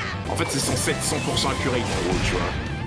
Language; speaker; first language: French; native; French